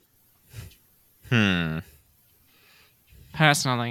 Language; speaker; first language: English; non-native, fluent; German